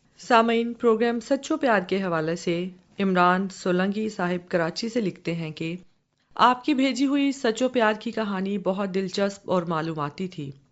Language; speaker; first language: Urdu; non-native, local second language; Punjabi